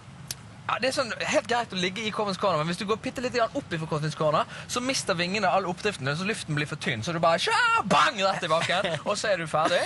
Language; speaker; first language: Norwegian; native; Norwegian